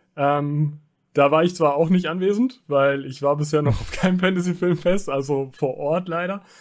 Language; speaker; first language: German; native; German